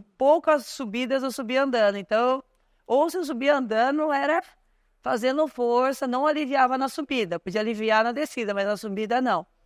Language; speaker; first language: Portuguese; native; Portuguese